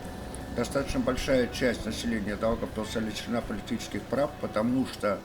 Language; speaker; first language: Russian; native; Russian